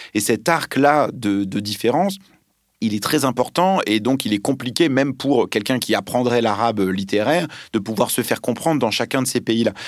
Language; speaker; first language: French; early bilingual, other home language; Arabic